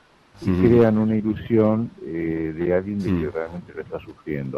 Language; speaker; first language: Spanish; native; Spanish